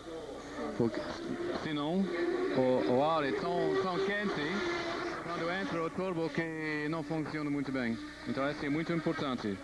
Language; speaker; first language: Portuguese; non-native, learner; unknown